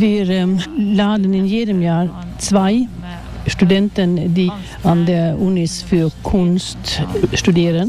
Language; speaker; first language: German; non-native, fluent; Swedish